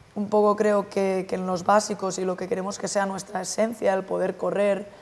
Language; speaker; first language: Spanish; native; Spanish